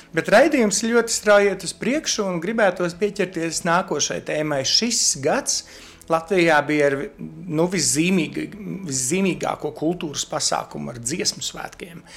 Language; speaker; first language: Latvian; native; Latvian